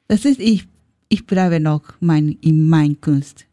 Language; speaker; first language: German; non-native, learner; Japanese